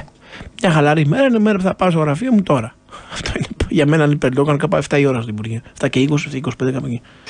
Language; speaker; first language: Greek; native; Greek